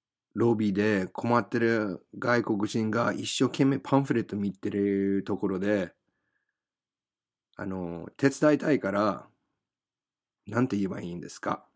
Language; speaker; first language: Japanese; non-native, fluent; English